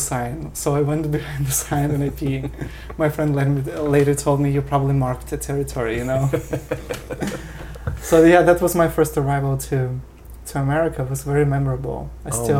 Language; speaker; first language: English; non-native, fluent; Russian